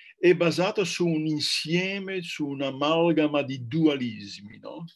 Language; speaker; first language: Italian; non-native, fluent; Dutch